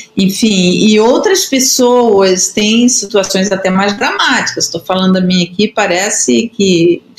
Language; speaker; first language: Portuguese; native; Portuguese